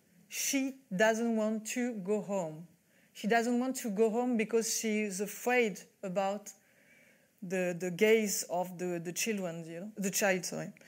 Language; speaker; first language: English; non-native, fluent; French